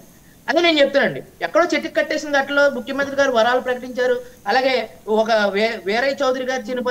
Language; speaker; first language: Telugu; native; Telugu